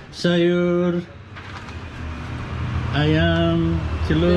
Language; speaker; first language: Indonesian; non-native, learner; English